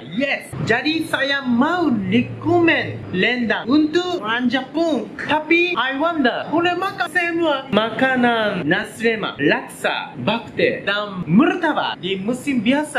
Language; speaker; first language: Indonesian; non-native, learner; Japanese